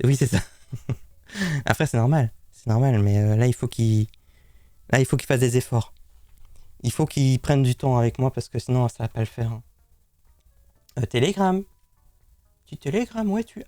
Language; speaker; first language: French; native; French